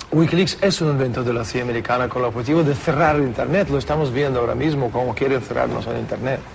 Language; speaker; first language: Spanish; non-native, fluent; Russian